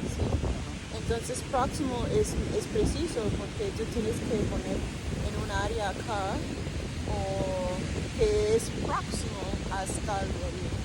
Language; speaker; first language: Spanish; early bilingual, heritage; Spanish